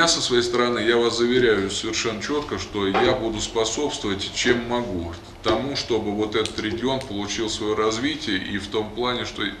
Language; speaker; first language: Russian; native; Russian